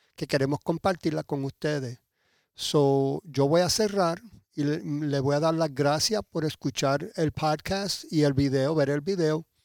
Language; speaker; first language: Spanish; early bilingual, heritage; Spanish